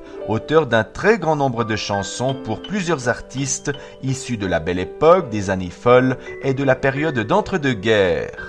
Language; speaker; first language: French; native; French